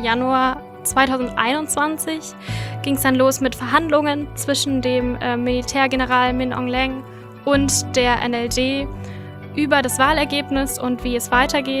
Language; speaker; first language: German; native; German